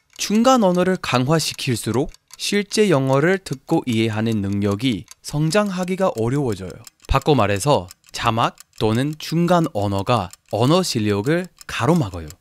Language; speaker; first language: Korean; non-native, fluent; English